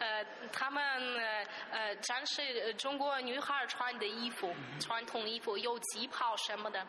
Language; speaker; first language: Chinese; non-native, fluent; Russian